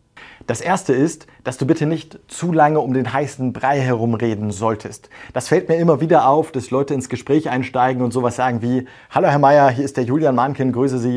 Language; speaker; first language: German; native; German